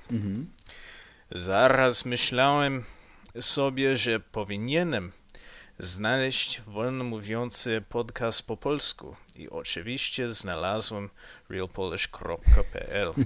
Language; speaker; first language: Polish; non-native, learner; English